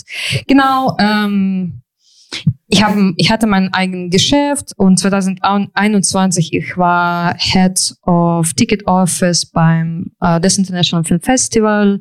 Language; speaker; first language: German; non-native, fluent; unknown